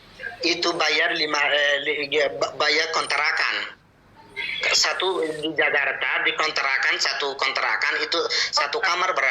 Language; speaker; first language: Indonesian; non-native, learner; Rohingya